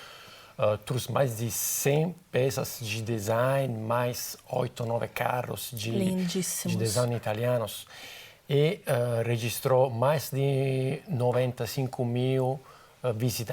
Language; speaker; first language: Portuguese; non-native, fluent; Italian